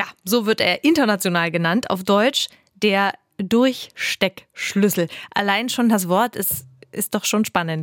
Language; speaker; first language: German; native; German